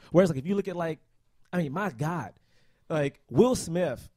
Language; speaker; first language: English; native; English